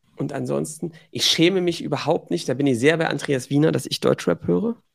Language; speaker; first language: German; native; German